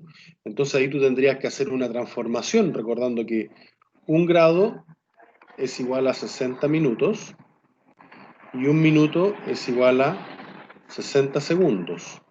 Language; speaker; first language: Spanish; native; Spanish